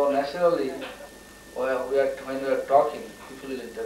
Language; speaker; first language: English; non-native, local second language; Bangla